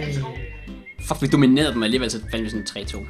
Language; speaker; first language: Danish; native; Danish